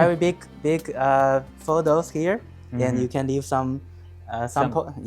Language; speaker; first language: English; non-native, learner; Chinese